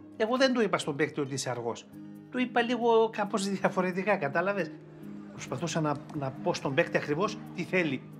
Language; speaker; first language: Greek; early bilingual, heritage; Greek